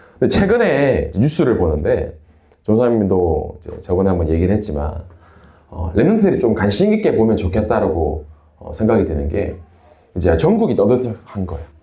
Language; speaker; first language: Korean; native; Korean